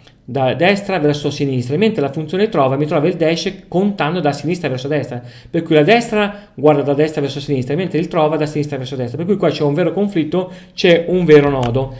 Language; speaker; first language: Italian; native; Italian